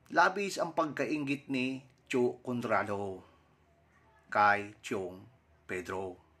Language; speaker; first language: Filipino; non-native, local second language; Surigaonon